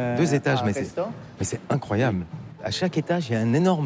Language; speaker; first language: French; native; French